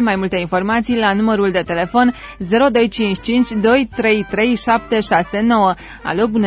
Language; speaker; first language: Romanian; native; Romanian